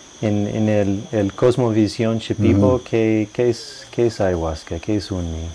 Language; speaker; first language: Spanish; non-native, fluent; English